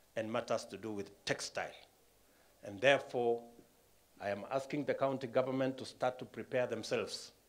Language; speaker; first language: English; non-native, local second language; Kalenjin